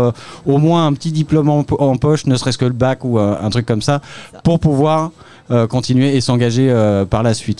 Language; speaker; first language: French; native; French